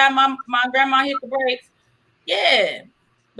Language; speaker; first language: English; native; English